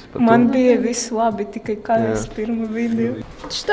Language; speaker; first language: Latvian; non-native, local second language; Russian